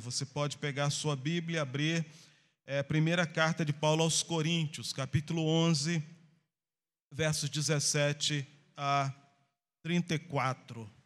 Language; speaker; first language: Portuguese; native; Portuguese